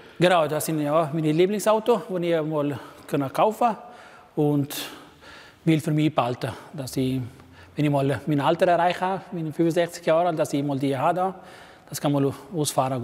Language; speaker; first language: German; early bilingual, other home language; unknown